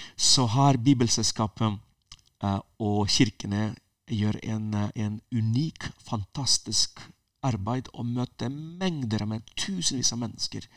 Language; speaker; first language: Norwegian; non-native, fluent; Ukrainian